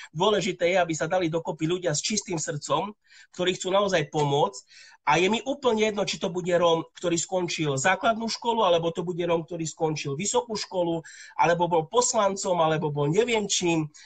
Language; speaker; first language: Slovak; native; Slovak